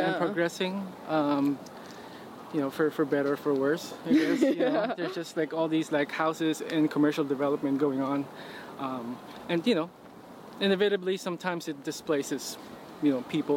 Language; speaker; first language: English; non-native, local second language; Filipino